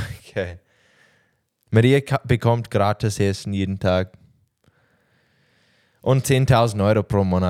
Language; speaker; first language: German; non-native, learner; English